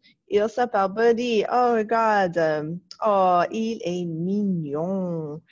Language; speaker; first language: French; non-native, fluent; English